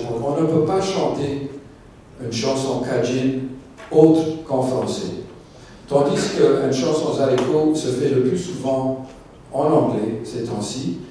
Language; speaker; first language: French; non-native, local second language; English